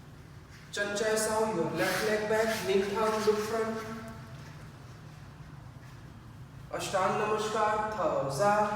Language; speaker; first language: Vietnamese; non-native, learner; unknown